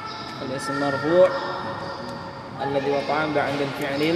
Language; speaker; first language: Arabic; non-native, fluent; Indonesian